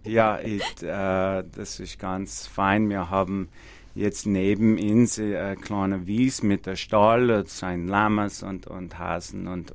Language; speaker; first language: German; non-native, learner; English